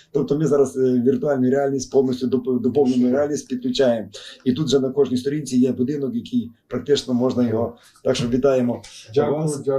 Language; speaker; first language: Ukrainian; native; Ukrainian